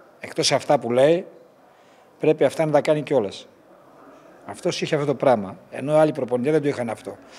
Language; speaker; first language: Greek; native; Greek